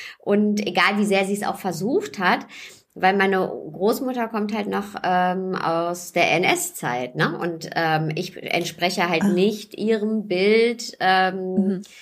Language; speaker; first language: German; early bilingual, other home language; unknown